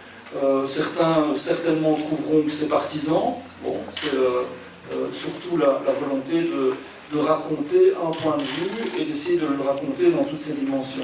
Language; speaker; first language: French; native; French